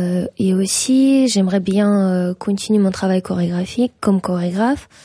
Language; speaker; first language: French; non-native, fluent; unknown